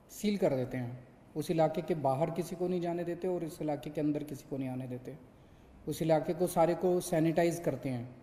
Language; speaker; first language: Hindi; native; Hindi